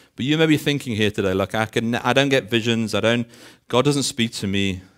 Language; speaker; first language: English; native; English